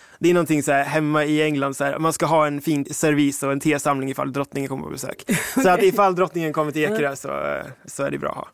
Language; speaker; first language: Swedish; early bilingual, other home language; English